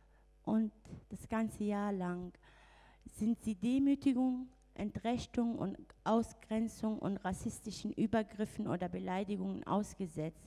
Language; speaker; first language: German; non-native, fluent; Arabic